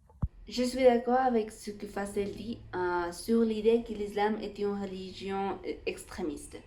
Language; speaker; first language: French; non-native, fluent; Spanish